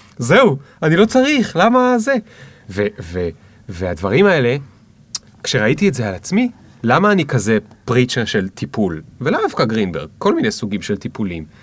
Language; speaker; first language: Hebrew; native; Hebrew